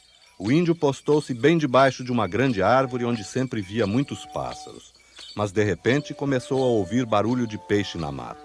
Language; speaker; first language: Portuguese; native; Portuguese